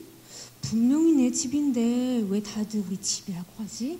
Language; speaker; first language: Korean; non-native, fluent; Chinese